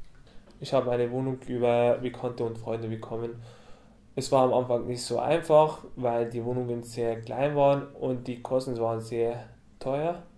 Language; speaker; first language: German; non-native, fluent; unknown